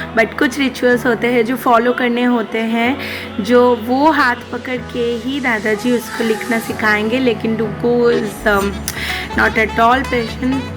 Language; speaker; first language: Hindi; non-native, local second language; Bangla